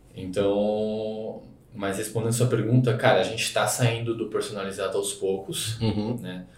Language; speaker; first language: Portuguese; native; Portuguese